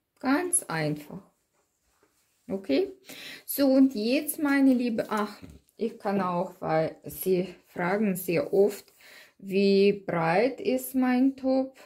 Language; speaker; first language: German; non-native, learner; Russian